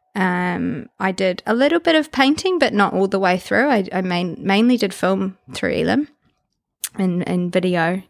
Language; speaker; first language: English; native; English